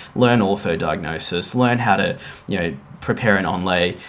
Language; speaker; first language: English; native; English